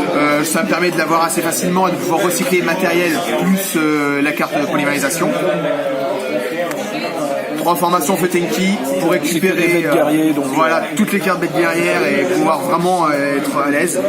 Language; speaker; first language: French; native; French